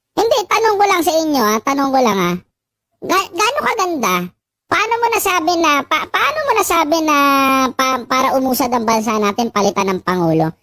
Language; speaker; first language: Filipino; native; Filipino